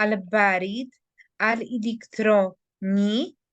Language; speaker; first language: Arabic; non-native, learner; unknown